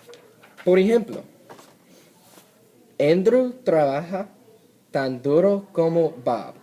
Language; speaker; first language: Spanish; non-native, learner; English